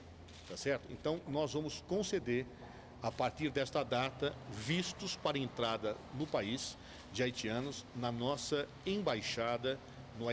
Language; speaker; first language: Portuguese; native; Portuguese